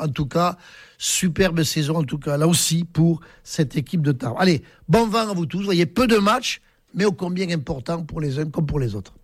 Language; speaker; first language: French; native; French